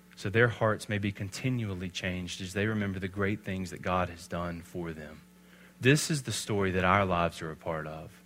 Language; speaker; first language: English; native; English